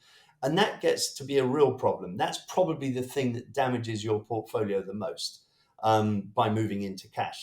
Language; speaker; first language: English; native; English